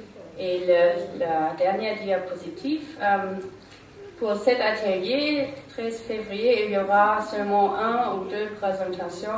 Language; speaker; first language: French; non-native, learner; German